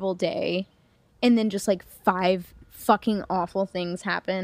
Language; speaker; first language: English; native; English